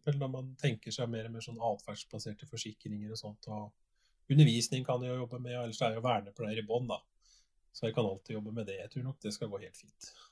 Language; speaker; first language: Norwegian; native; Norwegian